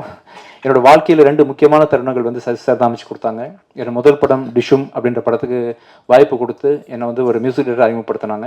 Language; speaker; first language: Tamil; native; Tamil